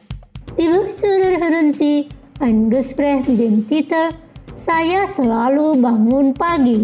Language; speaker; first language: German; non-native, fluent; Indonesian